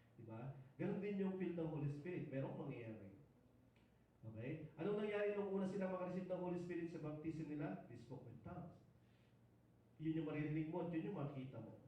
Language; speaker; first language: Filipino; non-native, local second language; Iloko